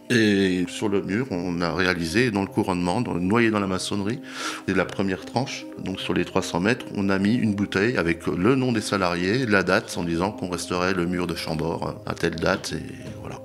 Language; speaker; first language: French; native; French